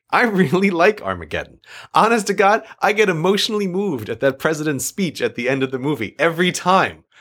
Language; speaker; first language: English; native; English